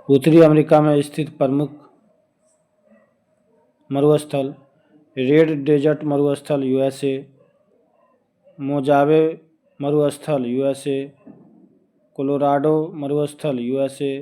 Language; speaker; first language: Hindi; native; Hindi